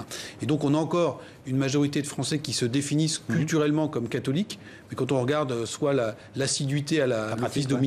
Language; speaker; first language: French; native; French